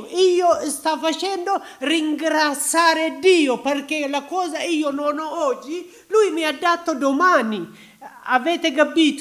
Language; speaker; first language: Italian; non-native, learner; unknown